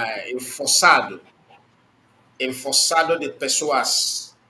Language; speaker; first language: Portuguese; non-native, learner; Igbo